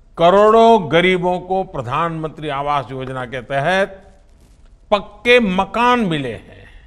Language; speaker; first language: Hindi; non-native, local second language; Gujarati